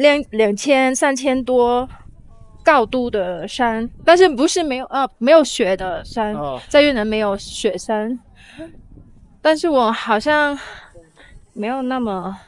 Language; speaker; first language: Chinese; non-native, learner; Vietnamese